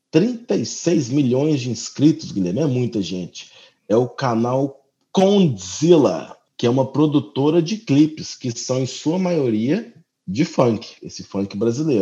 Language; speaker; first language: Portuguese; native; Portuguese